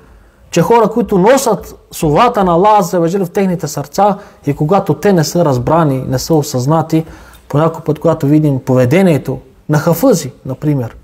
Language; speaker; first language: Bulgarian; non-native, local second language; Turkish